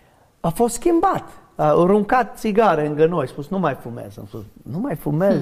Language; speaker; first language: Romanian; non-native, learner; English